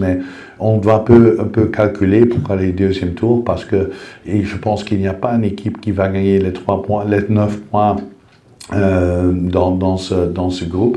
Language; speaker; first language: French; non-native, fluent; Dutch